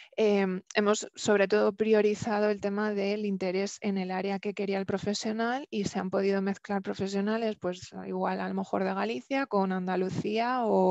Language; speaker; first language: Spanish; native; Spanish